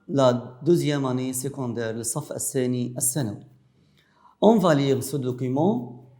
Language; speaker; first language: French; non-native, fluent; Arabic